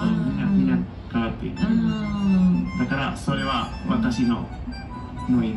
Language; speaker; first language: Japanese; non-native, learner; Spanish